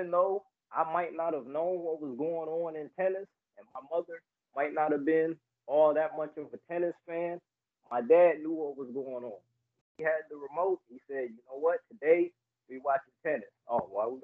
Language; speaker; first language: English; native; English